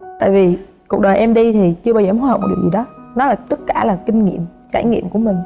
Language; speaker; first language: Vietnamese; native; Vietnamese